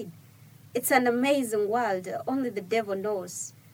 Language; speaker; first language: English; non-native, fluent; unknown